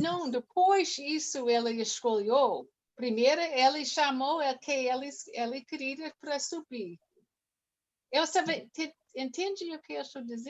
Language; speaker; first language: Portuguese; non-native, learner; English